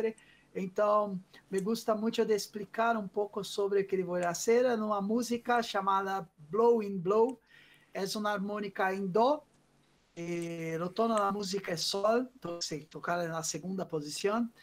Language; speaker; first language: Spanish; non-native, fluent; Portuguese